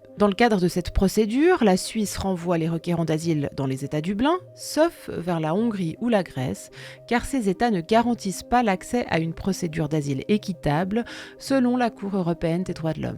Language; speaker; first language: French; native; French